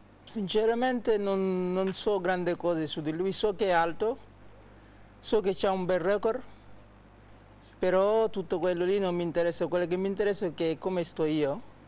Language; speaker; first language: Italian; non-native, fluent; Wolof